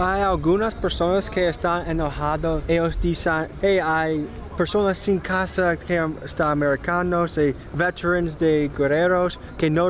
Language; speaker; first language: Spanish; non-native, learner; English